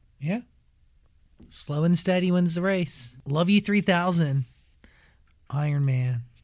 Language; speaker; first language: English; native; English